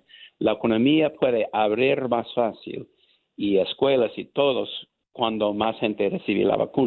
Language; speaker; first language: Spanish; non-native, learner; English